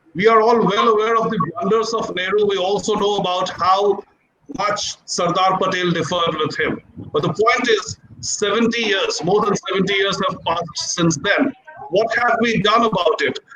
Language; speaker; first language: English; non-native, local second language; Hindi